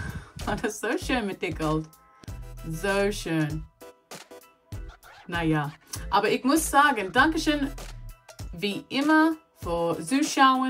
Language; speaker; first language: German; non-native, learner; English